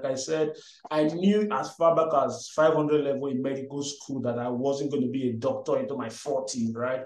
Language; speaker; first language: English; non-native, local second language; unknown